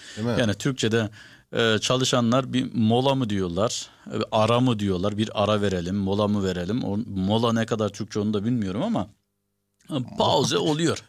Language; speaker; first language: Turkish; early bilingual, heritage; Turkish